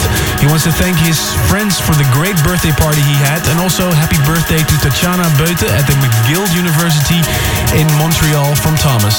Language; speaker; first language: English; non-native, fluent; Dutch